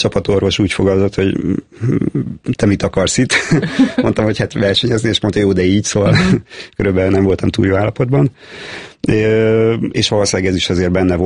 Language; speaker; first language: Hungarian; native; Hungarian